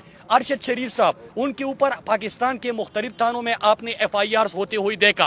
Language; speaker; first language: Urdu; native; Urdu